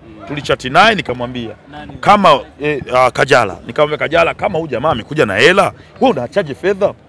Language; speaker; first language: Swahili; native; Swahili